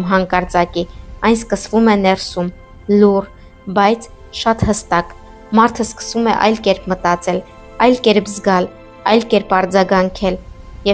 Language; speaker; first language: Armenian; native; Armenian